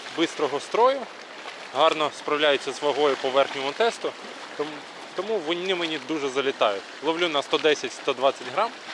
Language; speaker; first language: Ukrainian; native; Ukrainian